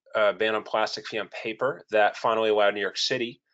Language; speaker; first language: English; native; English